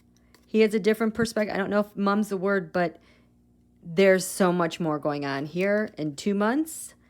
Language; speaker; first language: English; native; English